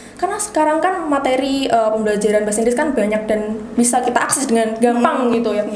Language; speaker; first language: Indonesian; non-native, local second language; Javanese